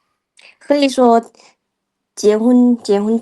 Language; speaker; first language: Chinese; non-native, learner; Lao